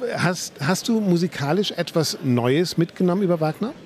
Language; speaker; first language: German; native; German